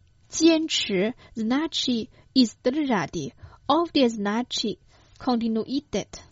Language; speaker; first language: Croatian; non-native, fluent; Chinese